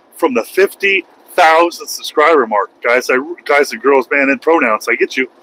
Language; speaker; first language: English; native; English